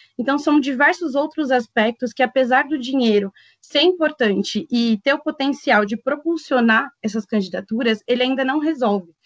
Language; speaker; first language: Portuguese; native; Portuguese